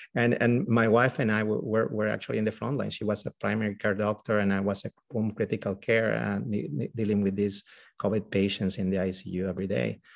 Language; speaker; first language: English; non-native, fluent; Spanish